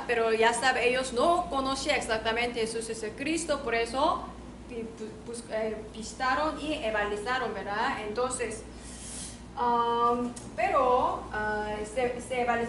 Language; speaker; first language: Spanish; non-native, learner; Korean